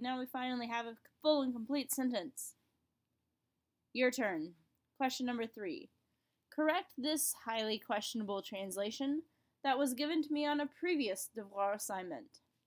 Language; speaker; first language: English; native; English